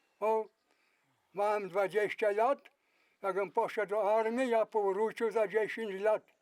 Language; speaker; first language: Polish; early bilingual, heritage; Polish